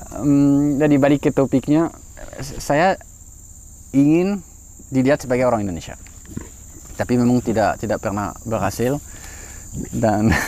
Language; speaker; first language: Indonesian; non-native, fluent; French